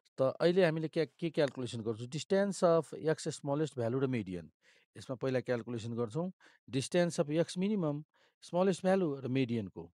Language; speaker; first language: Nepali; non-native, local second language; Maithili